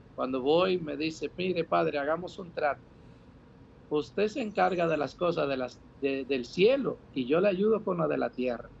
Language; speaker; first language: Spanish; native; Spanish